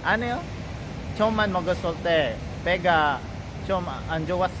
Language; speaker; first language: Korean; non-native, learner; Filipino